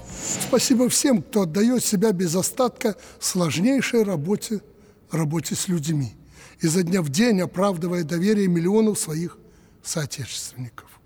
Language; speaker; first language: Russian; native; Russian